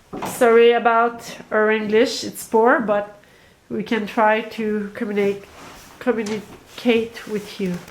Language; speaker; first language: English; non-native, learner; French